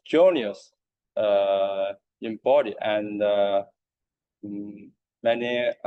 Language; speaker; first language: English; non-native, learner; Chinese